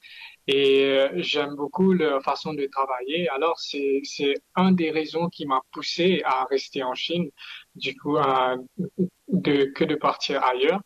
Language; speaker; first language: French; non-native, fluent; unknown